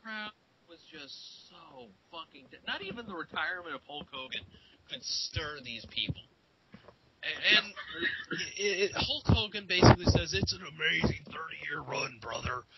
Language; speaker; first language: English; native; English